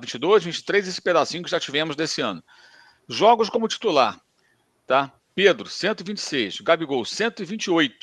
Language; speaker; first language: Portuguese; native; Portuguese